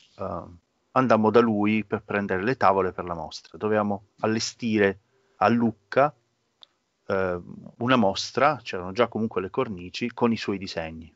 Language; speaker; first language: Italian; native; Italian